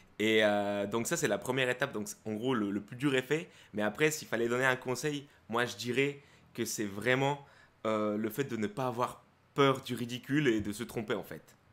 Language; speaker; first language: French; early bilingual, other home language; Spanish